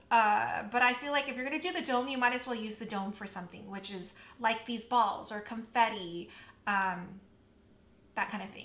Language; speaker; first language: English; native; English